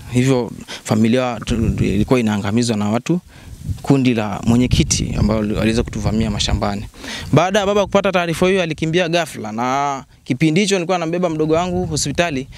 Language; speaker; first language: Swahili; non-native, local second language; Masai